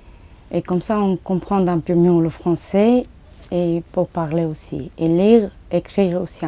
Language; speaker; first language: French; non-native, fluent; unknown